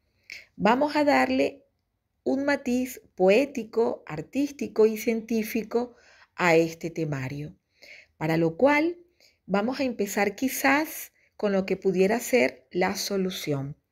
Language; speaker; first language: Spanish; native; Spanish